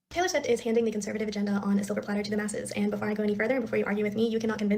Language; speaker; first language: English; native; English